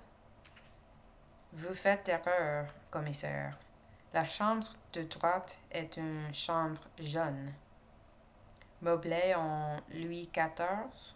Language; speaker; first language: French; non-native, learner; English